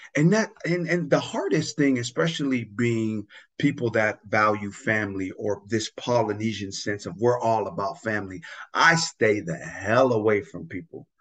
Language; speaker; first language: English; non-native, fluent; Tongan